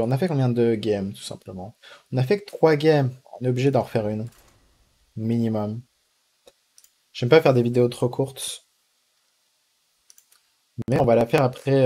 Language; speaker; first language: French; native; French